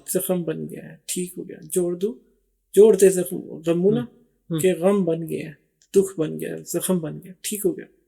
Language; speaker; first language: Urdu; native; Urdu